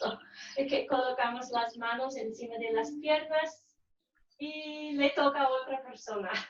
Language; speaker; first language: Spanish; non-native, learner; English